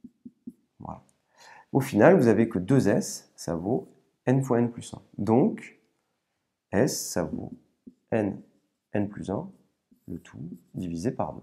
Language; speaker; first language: French; native; French